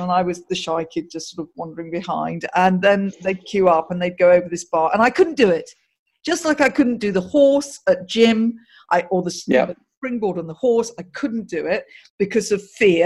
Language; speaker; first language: English; native; English